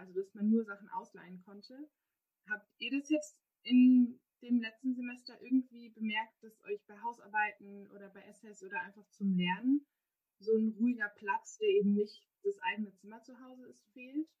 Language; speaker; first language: German; native; German